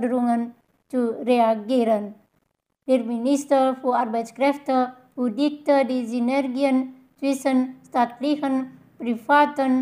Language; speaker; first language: German; non-native, fluent; Indonesian